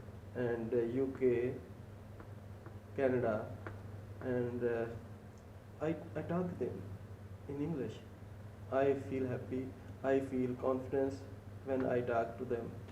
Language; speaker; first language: English; non-native, learner; Urdu